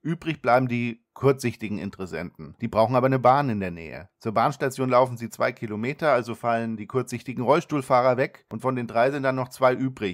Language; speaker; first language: German; native; German